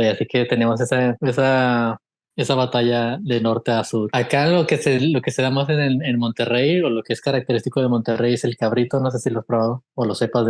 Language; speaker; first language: Spanish; native; Spanish